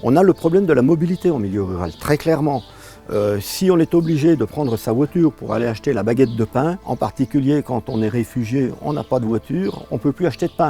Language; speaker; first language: French; native; French